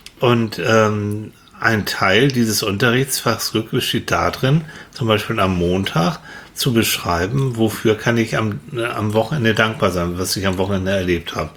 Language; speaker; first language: German; native; German